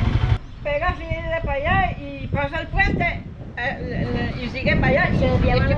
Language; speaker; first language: Spanish; native; Spanish